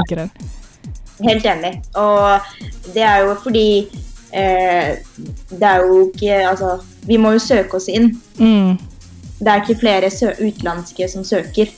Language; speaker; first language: Norwegian; early bilingual, other home language; Tamil